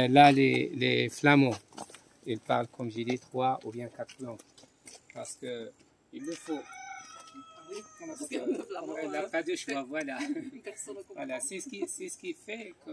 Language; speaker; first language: French; non-native, local second language; Arabic